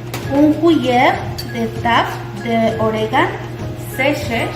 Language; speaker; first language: French; non-native, learner; Spanish